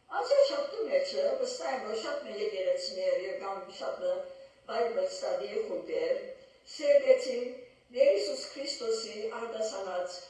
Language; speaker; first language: Armenian; early bilingual, heritage; Armenian